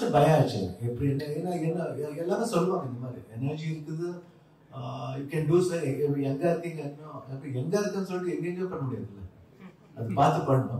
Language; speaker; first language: Tamil; non-native, learner; Kannada